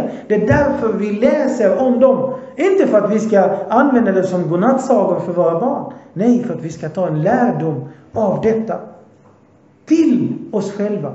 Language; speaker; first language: Swedish; early bilingual, other home language; Arabic